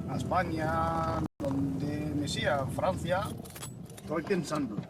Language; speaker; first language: Spanish; non-native, fluent; Arabic